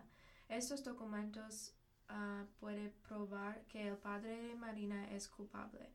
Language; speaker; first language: Spanish; non-native, learner; English